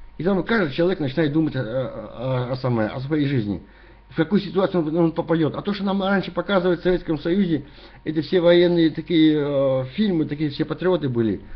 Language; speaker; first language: Russian; native; Russian